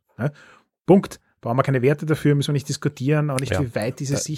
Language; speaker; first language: German; native; German